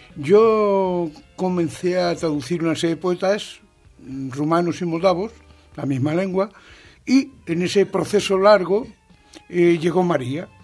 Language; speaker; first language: Spanish; non-native, local second language; Catalan